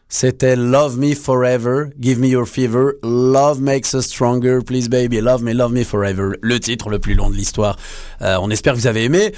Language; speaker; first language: French; native; French